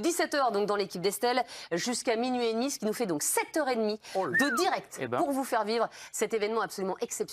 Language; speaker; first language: French; native; French